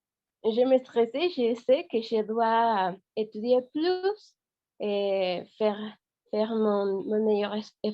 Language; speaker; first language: French; non-native, learner; Spanish